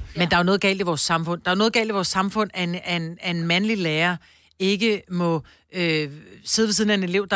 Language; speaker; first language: Danish; native; Danish